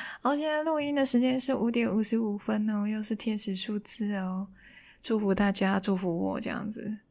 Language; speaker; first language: Chinese; non-native, local second language; Cantonese